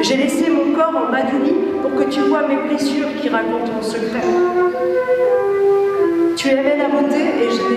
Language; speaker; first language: French; native; French